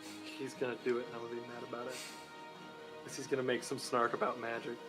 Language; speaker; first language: English; native; English